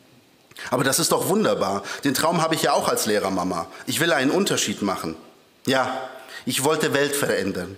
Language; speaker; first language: German; early bilingual, other home language; Polish